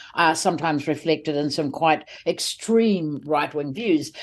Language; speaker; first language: English; native; English